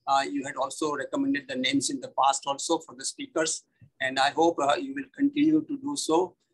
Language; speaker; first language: English; non-native, local second language; Gujarati